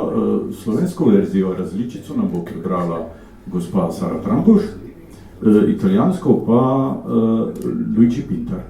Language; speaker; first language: Slovenian; native; Slovenian